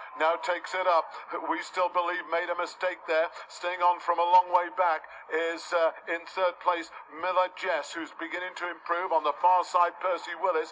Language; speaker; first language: English; native; English